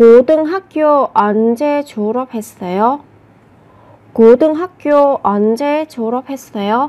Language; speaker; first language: Korean; non-native, fluent; Vietnamese